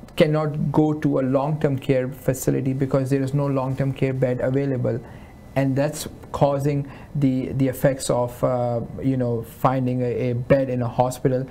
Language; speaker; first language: English; non-native, local second language; Hindi